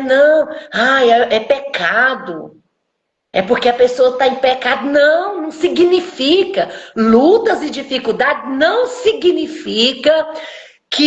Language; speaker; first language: Portuguese; native; Portuguese